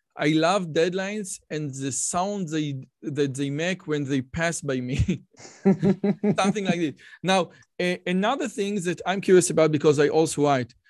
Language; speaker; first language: English; non-native, fluent; Hebrew